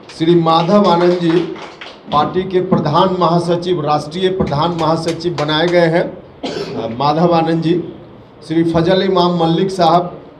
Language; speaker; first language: Hindi; native; Hindi